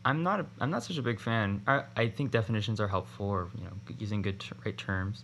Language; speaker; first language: English; native; English